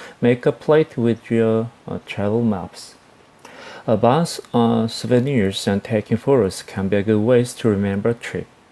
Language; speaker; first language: English; non-native, fluent; Korean